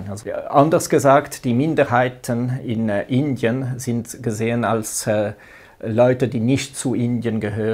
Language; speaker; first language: German; non-native, local second language; French